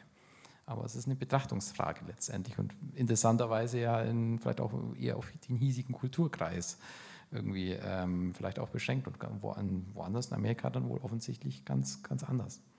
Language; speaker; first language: German; native; German